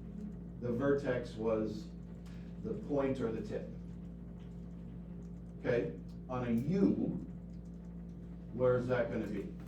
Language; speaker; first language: English; native; English